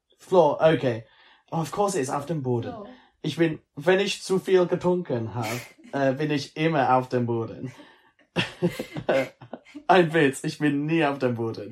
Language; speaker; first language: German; non-native, learner; English